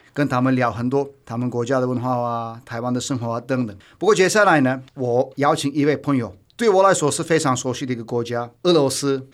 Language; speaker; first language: Chinese; non-native, fluent; Turkish